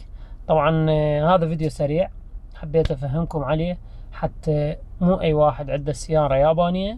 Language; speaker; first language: Arabic; native; Arabic